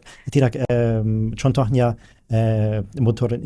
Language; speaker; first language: Indonesian; non-native, learner; German